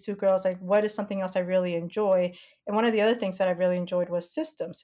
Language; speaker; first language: English; native; English